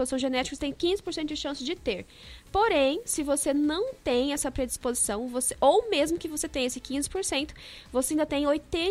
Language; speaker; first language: Portuguese; native; Portuguese